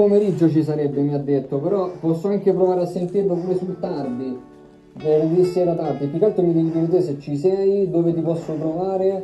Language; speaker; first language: Italian; native; Italian